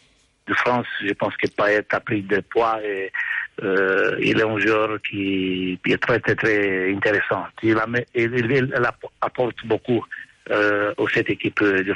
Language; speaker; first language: French; non-native, fluent; Romanian